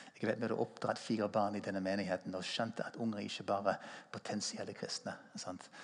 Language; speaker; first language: Norwegian; non-native, fluent; English